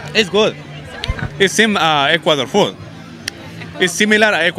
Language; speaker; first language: English; non-native, learner; Spanish